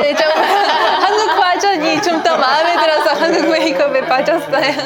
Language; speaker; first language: Korean; non-native, fluent; Ukrainian